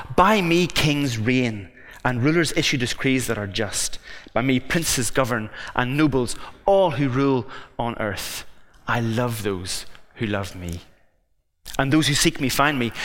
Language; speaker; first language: English; native; English